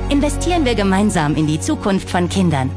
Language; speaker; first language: German; native; German